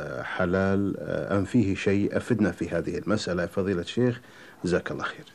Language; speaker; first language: Arabic; native; Arabic